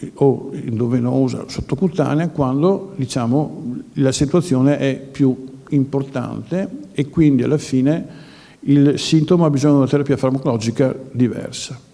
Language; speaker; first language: Italian; native; Italian